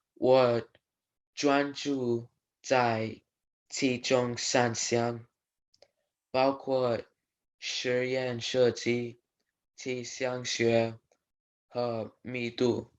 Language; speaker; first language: Chinese; non-native, learner; English